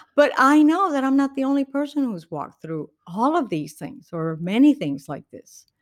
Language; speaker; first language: English; non-native, fluent; Spanish